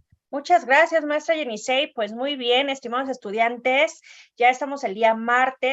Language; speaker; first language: Spanish; native; Spanish